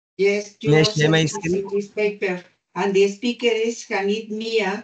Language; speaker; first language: English; non-native, learner; Spanish